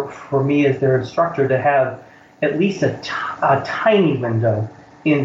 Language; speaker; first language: English; native; English